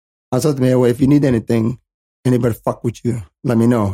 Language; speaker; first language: English; non-native, fluent; Somali